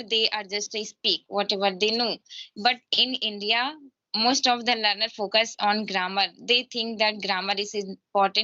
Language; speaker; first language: English; non-native, learner; Hindi